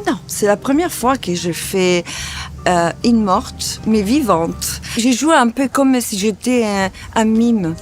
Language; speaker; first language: French; non-native, fluent; Italian